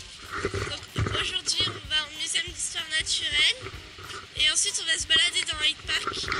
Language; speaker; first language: French; native; French